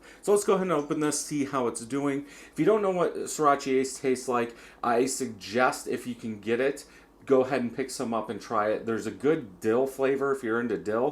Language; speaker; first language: English; native; English